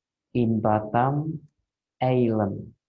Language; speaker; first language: English; non-native, fluent; Indonesian